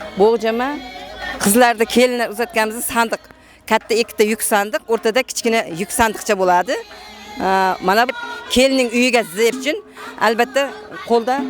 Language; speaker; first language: Uzbek; native; Uzbek